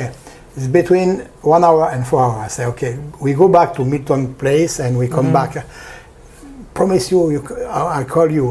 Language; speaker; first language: English; non-native, learner; French